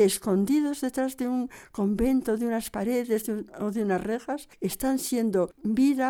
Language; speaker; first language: Spanish; native; Spanish